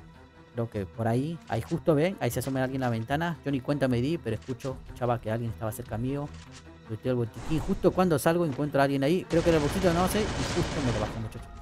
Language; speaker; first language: Spanish; native; Spanish